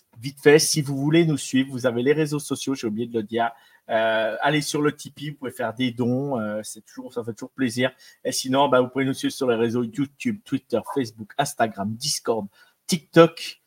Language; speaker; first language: French; native; French